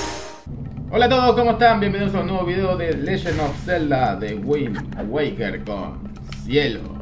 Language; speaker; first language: Spanish; native; Spanish